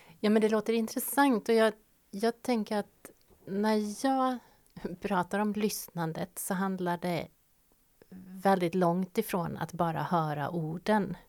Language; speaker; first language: Swedish; native; Swedish